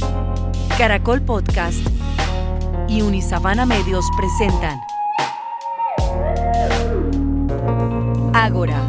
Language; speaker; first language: Spanish; native; Spanish